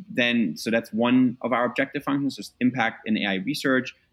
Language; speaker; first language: English; non-native, fluent; German